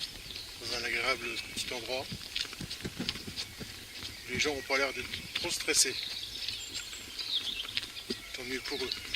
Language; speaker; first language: French; native; French